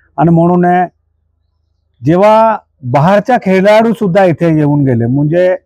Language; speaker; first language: Marathi; non-native, local second language; Bhili